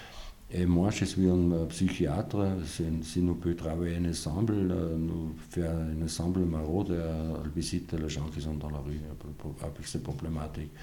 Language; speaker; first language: French; non-native, fluent; German